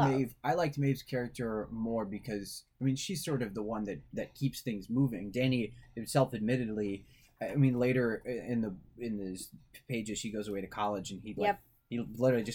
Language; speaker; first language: English; native; English